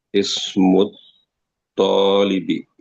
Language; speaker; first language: Arabic; non-native, learner; Indonesian